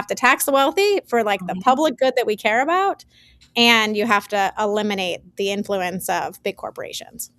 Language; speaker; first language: English; native; English